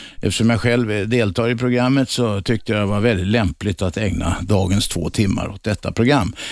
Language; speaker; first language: Swedish; native; Swedish